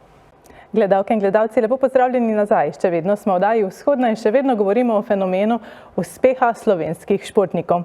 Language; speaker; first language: Slovenian; native; Slovenian